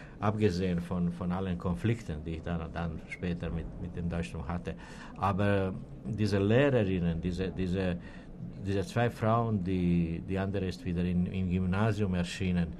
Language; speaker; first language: German; non-native, fluent; Serbian